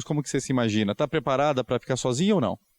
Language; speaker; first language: Portuguese; native; Portuguese